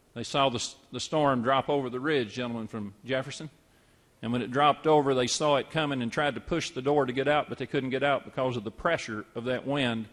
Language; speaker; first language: English; native; English